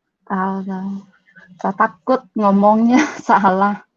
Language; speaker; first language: Indonesian; non-native, learner; Cantonese